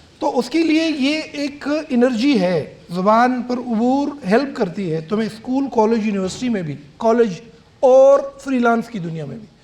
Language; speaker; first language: Urdu; non-native, local second language; Pashto